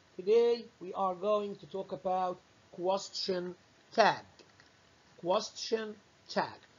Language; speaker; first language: English; non-native, fluent; Arabic